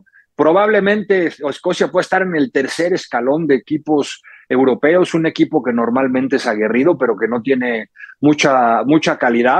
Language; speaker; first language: Spanish; native; Spanish